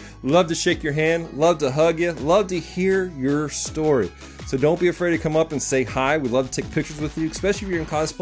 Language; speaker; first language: English; native; English